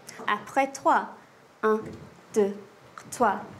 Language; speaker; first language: French; non-native, learner; English